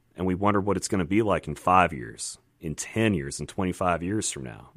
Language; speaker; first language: English; native; English